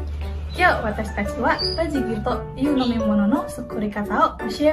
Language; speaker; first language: Japanese; non-native, learner; Indonesian